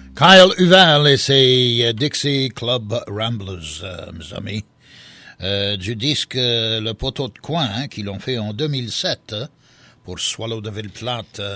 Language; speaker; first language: French; early bilingual, heritage; French